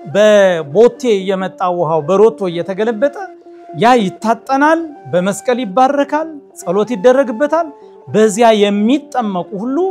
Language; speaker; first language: Amharic; native; Amharic